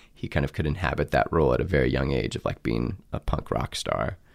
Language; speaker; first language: English; native; English